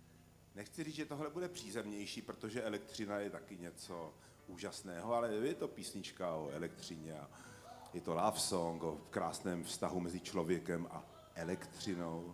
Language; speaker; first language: Czech; native; Czech